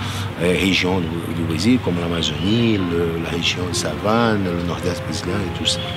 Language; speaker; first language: French; non-native, fluent; Portuguese